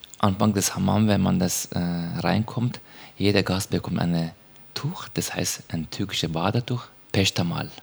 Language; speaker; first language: German; non-native, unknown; Turkish